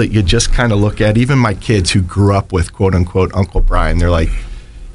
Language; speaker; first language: English; native; English